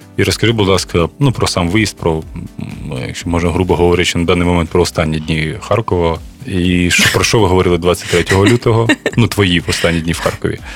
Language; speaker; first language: Ukrainian; non-native, local second language; Russian